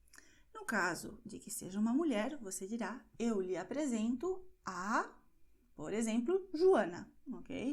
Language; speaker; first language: Portuguese; non-native, fluent; Spanish